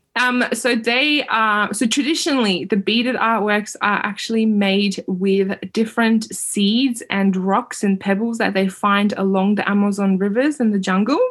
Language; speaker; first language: English; early bilingual, other home language; Uyghur